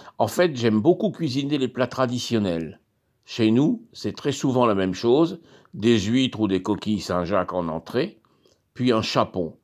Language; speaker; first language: French; native; French